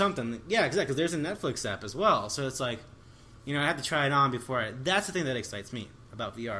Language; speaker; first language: English; native; English